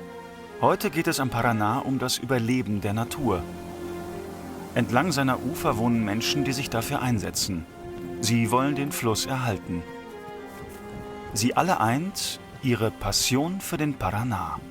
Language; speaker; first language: German; native; German